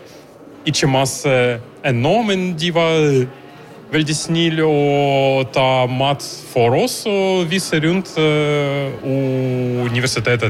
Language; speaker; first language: Norwegian; non-native, fluent; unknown